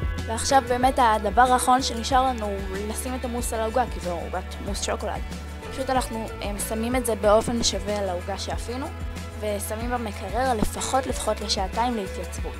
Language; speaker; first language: Hebrew; native; Hebrew